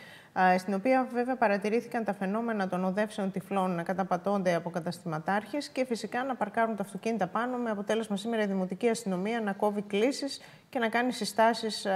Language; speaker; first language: Greek; native; Greek